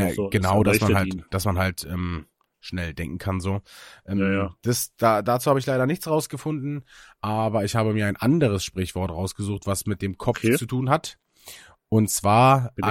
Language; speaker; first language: German; native; German